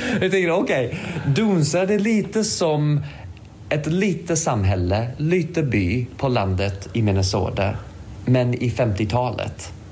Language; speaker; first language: Swedish; non-native, fluent; English